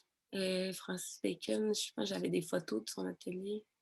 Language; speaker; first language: French; native; French